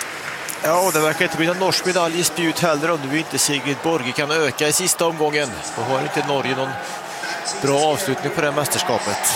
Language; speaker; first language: Swedish; native; Swedish